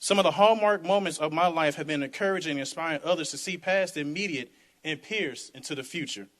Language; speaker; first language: English; native; English